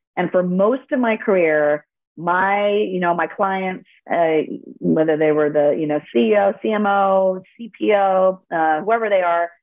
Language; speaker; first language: English; early bilingual, other home language; Spanish